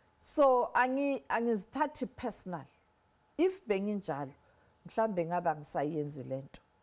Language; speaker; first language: Zulu; non-native, local second language; Southern Sotho